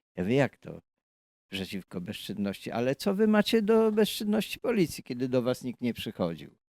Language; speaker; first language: Polish; native; Polish